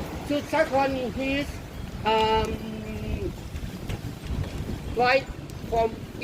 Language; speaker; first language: English; non-native, learner; Thai